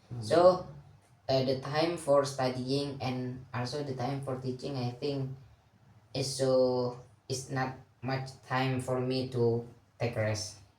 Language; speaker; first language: English; non-native, learner; Indonesian